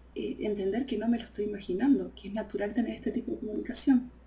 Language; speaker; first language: Spanish; native; Spanish